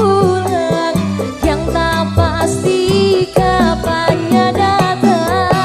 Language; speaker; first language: Indonesian; native; Indonesian